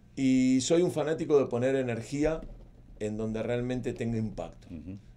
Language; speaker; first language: Spanish; native; Spanish